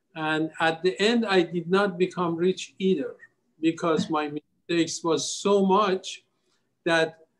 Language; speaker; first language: English; non-native, fluent; Persian